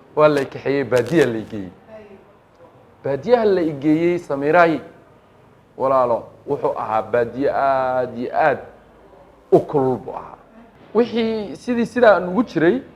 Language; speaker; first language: Somali; native; Somali